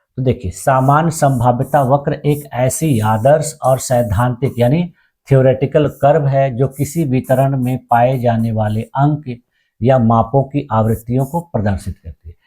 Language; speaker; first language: Hindi; native; Hindi